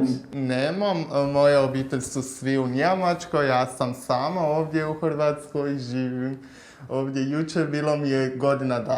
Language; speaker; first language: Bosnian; non-native, learner; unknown